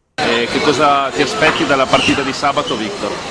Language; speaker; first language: Italian; native; Italian